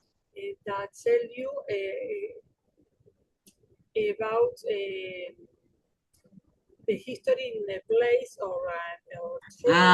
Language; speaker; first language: English; non-native, learner; Spanish